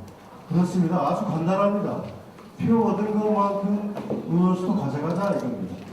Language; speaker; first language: Korean; native; Korean